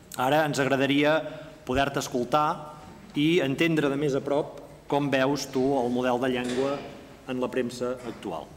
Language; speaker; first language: Catalan; native; Catalan